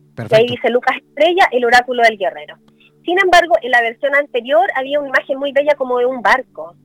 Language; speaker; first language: Spanish; native; Spanish